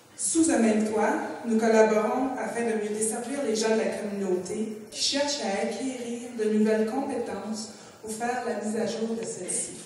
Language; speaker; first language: French; native; French